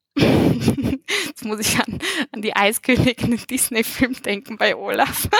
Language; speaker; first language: German; early bilingual, heritage; German